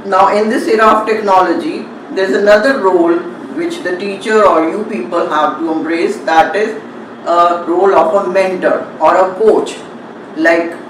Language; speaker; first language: English; non-native, local second language; Punjabi